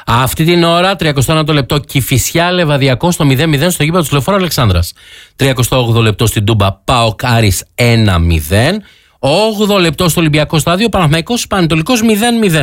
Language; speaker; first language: Greek; native; Greek